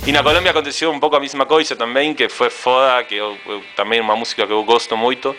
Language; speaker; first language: Portuguese; non-native, fluent; Spanish